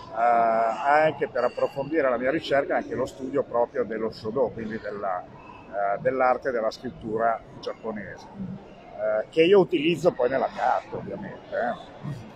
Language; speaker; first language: Italian; native; Italian